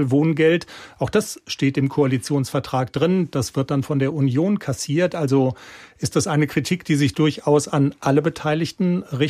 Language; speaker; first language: German; native; German